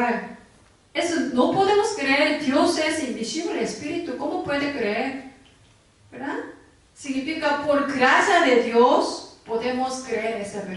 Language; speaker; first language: Spanish; non-native, learner; Korean